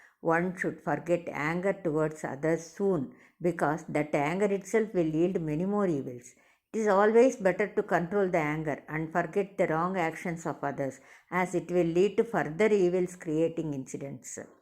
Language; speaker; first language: English; non-native, local second language; Tamil